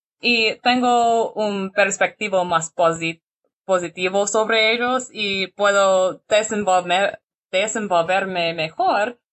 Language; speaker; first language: Spanish; non-native, learner; English